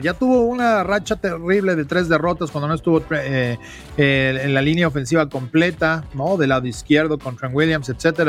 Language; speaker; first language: Spanish; native; Spanish